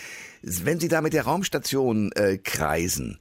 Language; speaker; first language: German; native; German